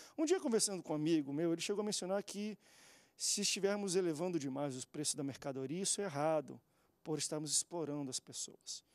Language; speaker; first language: Portuguese; native; Portuguese